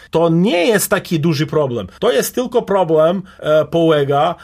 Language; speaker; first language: Polish; non-native, learner; Serbian